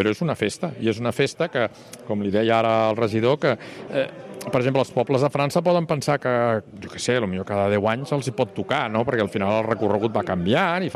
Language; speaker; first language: Catalan; native; Catalan